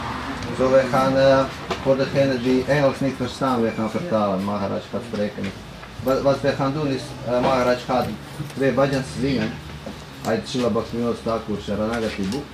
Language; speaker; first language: Dutch; non-native, fluent; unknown